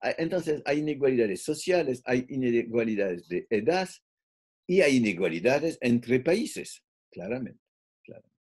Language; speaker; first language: Spanish; non-native, fluent; French